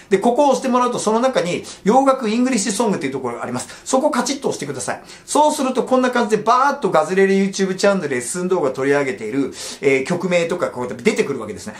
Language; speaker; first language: Japanese; native; Japanese